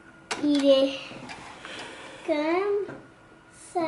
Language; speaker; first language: French; early bilingual, heritage; French